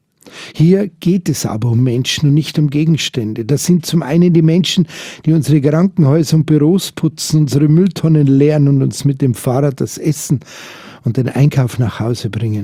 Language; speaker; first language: German; native; German